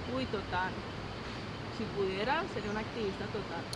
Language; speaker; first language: Spanish; native; Spanish